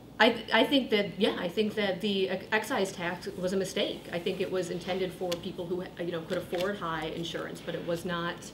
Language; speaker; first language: English; native; English